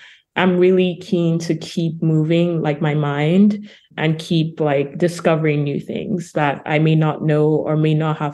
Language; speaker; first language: English; non-native, local second language; Yoruba